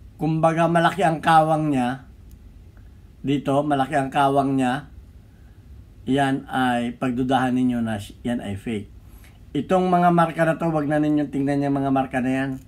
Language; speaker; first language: Filipino; native; Filipino